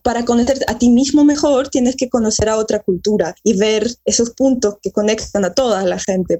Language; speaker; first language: Spanish; early bilingual, heritage; Spanish